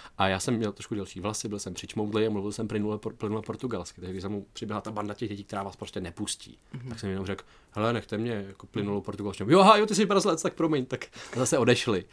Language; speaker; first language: Czech; native; Czech